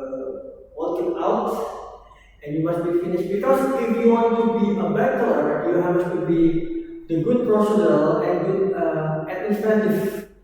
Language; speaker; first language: English; non-native, learner; Indonesian